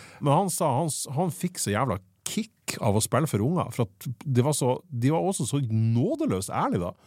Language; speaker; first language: Norwegian; native; Norwegian